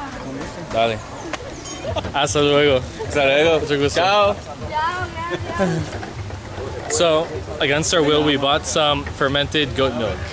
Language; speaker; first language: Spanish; non-native, learner; English